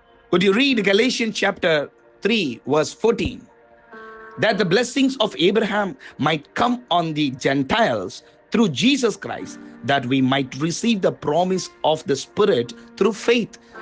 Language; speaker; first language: English; non-native, local second language; Tamil